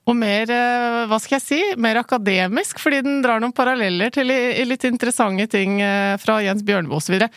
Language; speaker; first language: Norwegian; early bilingual, other home language; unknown